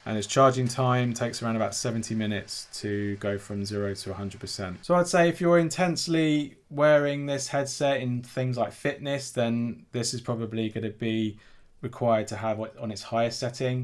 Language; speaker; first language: English; native; English